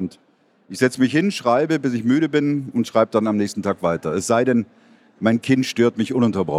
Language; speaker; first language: German; native; German